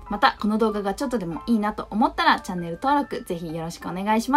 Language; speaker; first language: Japanese; native; Japanese